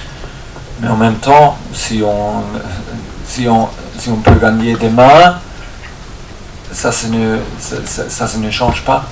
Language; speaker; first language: French; non-native, fluent; German